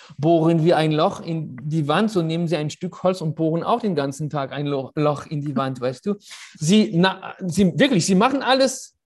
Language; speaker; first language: German; non-native, fluent; French